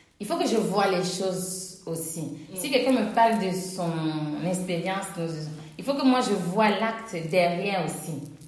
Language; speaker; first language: French; non-native, local second language; Ewe